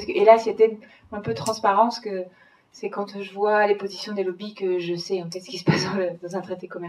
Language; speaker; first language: French; native; French